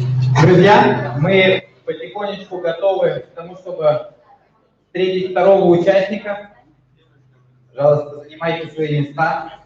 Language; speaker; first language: Russian; native; Russian